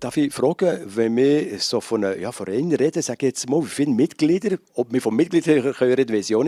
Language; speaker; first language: German; non-native, local second language; French